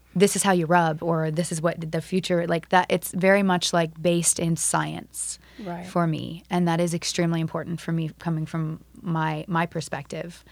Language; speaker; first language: English; native; English